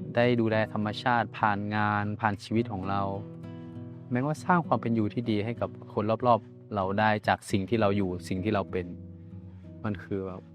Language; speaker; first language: Thai; native; Thai